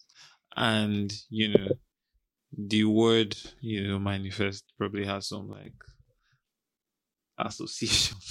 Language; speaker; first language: English; non-native, local second language; Igbo